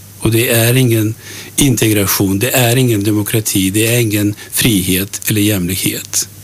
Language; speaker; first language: Swedish; early bilingual, other home language; Turkish